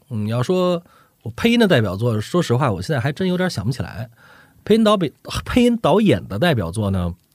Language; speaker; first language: Chinese; native; Chinese